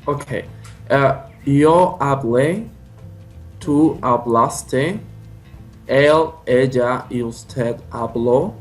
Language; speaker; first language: Spanish; non-native, learner; English